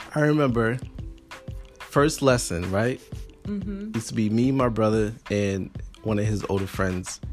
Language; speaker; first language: English; early bilingual, other home language; Haitian Creole